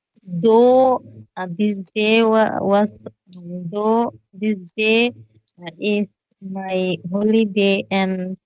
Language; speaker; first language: English; non-native, learner; Bangla